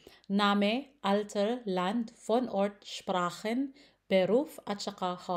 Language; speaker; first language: German; non-native, learner; Filipino